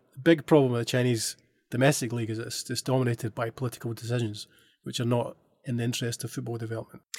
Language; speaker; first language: English; native; English